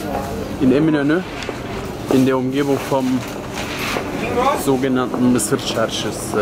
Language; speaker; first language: German; early bilingual, other home language; Turkish